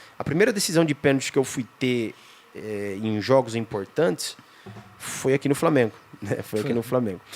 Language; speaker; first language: Portuguese; native; Portuguese